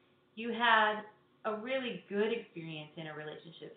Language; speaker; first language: English; native; English